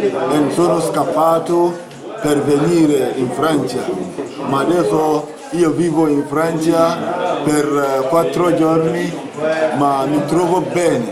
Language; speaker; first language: Italian; non-native, learner; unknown